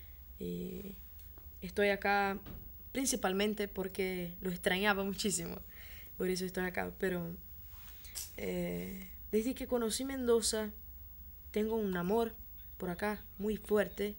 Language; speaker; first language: Spanish; non-native, fluent; Portuguese